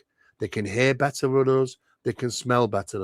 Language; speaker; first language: English; native; English